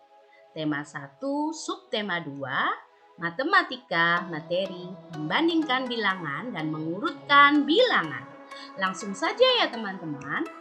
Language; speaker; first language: Indonesian; native; Indonesian